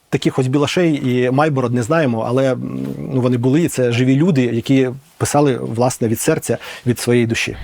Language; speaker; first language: Ukrainian; native; Ukrainian